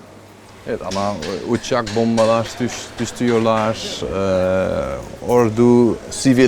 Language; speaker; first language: Turkish; non-native, learner; Dutch